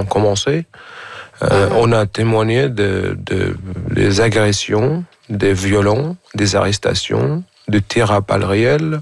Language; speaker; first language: French; non-native, fluent; Arabic